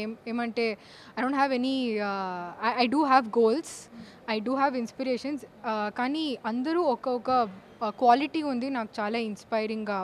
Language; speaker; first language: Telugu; non-native, learner; Kannada